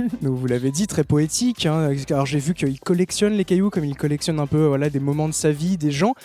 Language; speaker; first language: French; native; French